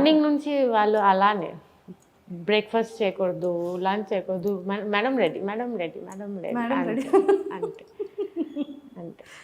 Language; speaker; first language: Telugu; non-native, learner; Bangla